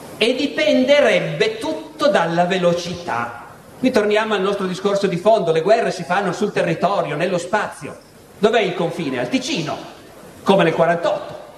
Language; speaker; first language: Italian; native; Italian